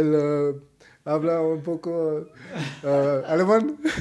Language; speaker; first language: Spanish; non-native, learner; German